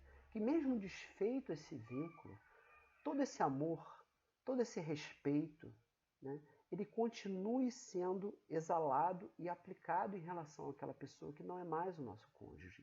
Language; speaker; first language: Portuguese; native; Portuguese